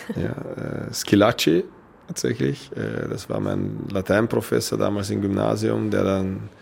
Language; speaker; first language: German; native; German